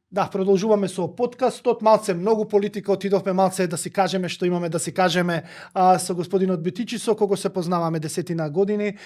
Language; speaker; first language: Macedonian; native; Macedonian